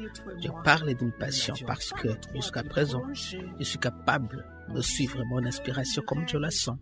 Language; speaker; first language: French; non-native, local second language; Rundi